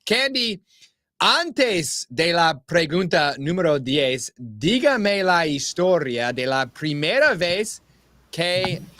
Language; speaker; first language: Spanish; non-native, learner; English